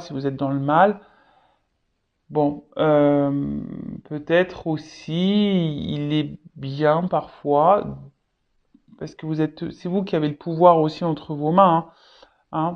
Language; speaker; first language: French; native; French